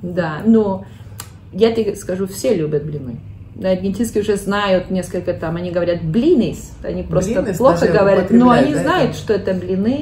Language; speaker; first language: Russian; early bilingual, heritage; Russian